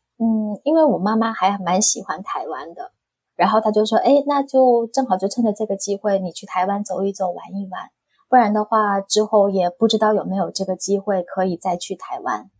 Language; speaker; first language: Chinese; non-native, fluent; Korean